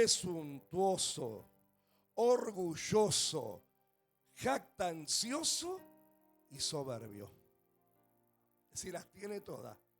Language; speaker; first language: Spanish; native; Spanish